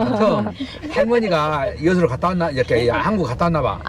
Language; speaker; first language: Korean; native; Korean